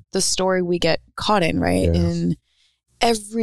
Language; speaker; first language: English; native; English